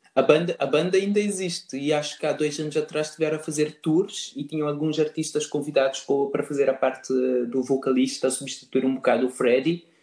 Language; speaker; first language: Portuguese; non-native, local second language; Kabuverdianu